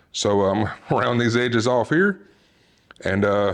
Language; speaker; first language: English; native; English